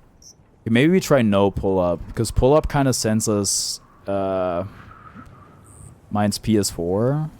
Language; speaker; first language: English; native; English